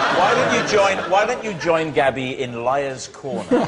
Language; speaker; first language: English; native; English